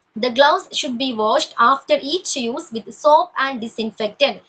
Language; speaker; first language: English; non-native, local second language; Malayalam